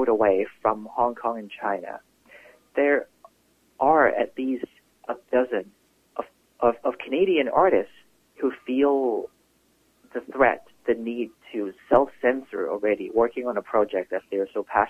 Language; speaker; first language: English; non-native, local second language; Cantonese